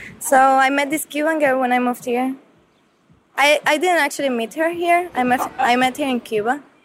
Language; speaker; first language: English; non-native, fluent; Spanish